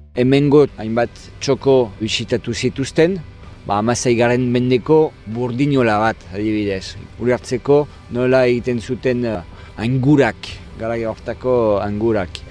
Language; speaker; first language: Basque; non-native, fluent; French